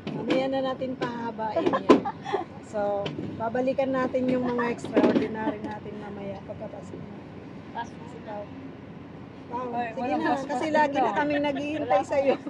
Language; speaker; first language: Filipino; native; Filipino